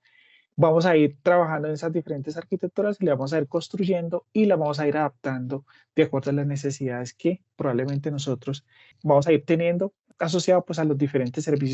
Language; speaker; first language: Spanish; native; Spanish